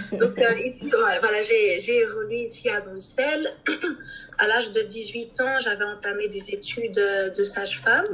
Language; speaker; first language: French; native; French